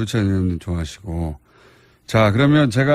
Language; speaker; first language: Korean; native; Korean